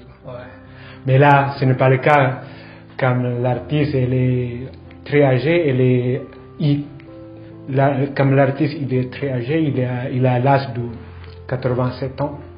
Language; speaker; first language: French; non-native, fluent; Indonesian